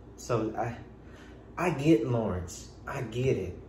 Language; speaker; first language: English; native; English